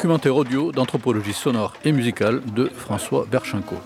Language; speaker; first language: French; native; French